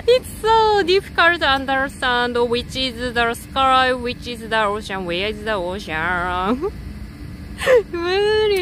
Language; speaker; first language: English; non-native, learner; Japanese